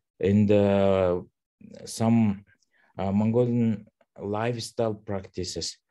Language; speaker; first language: English; non-native, learner; Mongolian